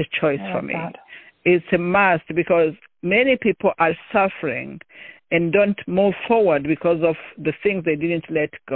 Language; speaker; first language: English; non-native, local second language; Kinyarwanda